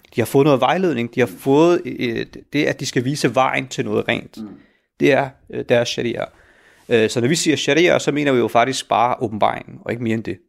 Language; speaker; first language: Danish; early bilingual, other home language; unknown